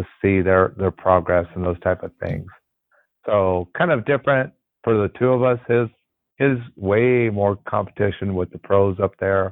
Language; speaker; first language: English; native; English